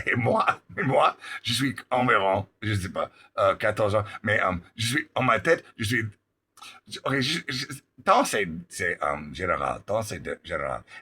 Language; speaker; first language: French; non-native, learner; English